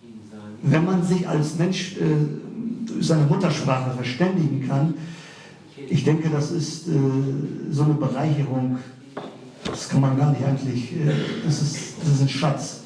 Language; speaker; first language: German; early bilingual, other home language; Kurdish